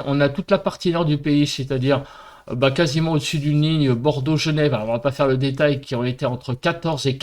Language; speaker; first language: French; native; French